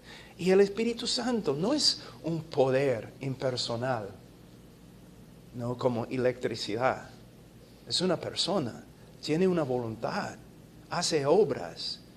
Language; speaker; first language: Spanish; non-native, fluent; English